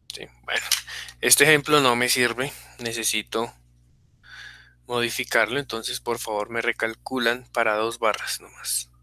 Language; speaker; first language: Spanish; native; Spanish